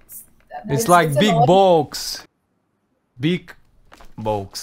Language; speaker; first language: English; non-native, learner; Russian